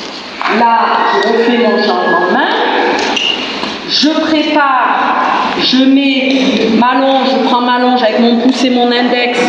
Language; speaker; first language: French; native; French